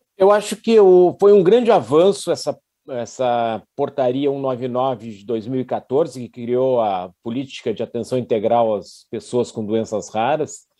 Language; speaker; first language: Portuguese; native; Portuguese